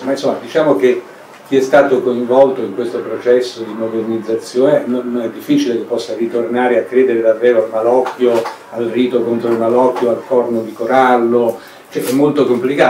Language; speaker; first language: Italian; native; Italian